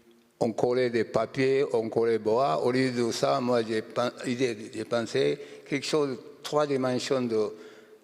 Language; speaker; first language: French; non-native, learner; Japanese